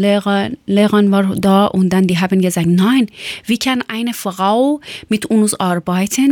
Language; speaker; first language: German; non-native, learner; Persian